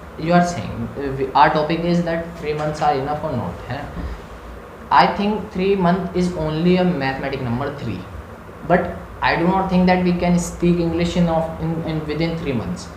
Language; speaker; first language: English; non-native, learner; Hindi